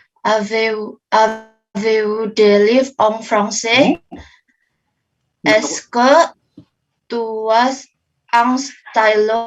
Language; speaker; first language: French; non-native, learner; Indonesian